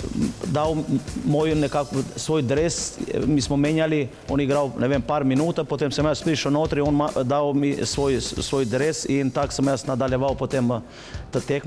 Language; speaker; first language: Slovenian; non-native, fluent; Albanian